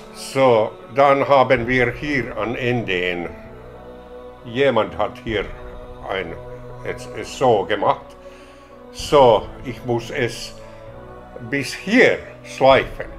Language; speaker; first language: German; non-native, learner; Finnish